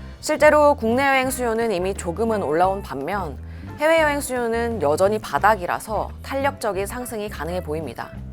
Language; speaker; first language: Korean; native; Korean